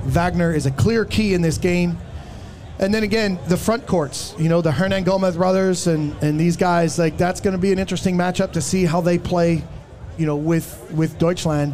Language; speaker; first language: English; native; English